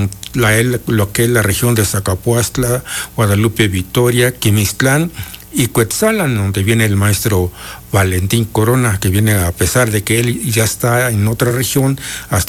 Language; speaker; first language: Spanish; non-native, local second language; Mixtepec Mixtec